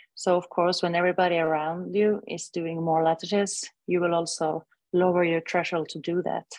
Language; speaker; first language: English; non-native, fluent; Norwegian